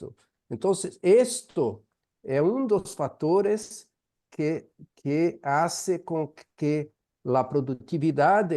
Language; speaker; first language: Spanish; non-native, fluent; Portuguese